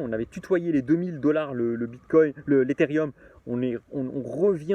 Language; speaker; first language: French; native; French